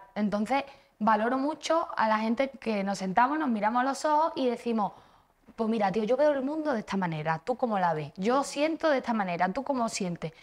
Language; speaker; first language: Spanish; native; Spanish